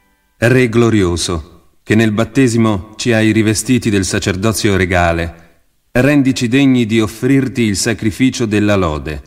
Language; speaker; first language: Italian; native; Italian